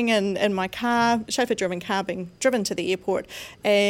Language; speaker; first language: English; native; English